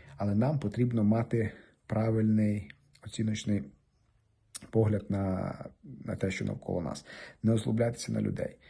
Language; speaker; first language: Ukrainian; native; Ukrainian